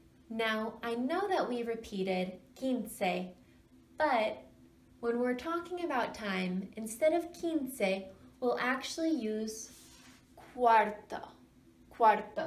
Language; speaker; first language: English; native; English